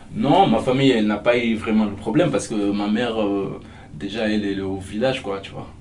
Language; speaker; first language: French; non-native, local second language; Fula